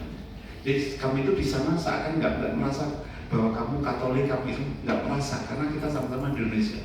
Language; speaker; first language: Indonesian; native; Indonesian